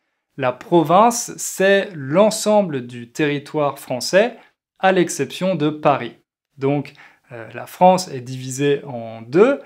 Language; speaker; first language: French; native; French